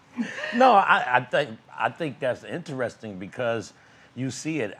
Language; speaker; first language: English; native; English